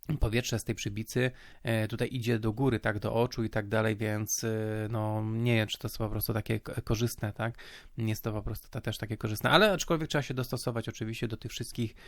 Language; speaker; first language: Polish; native; Polish